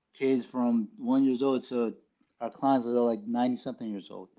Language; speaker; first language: English; early bilingual, other home language; Filipino